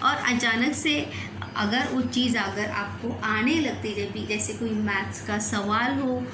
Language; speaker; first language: Hindi; non-native, local second language; Marathi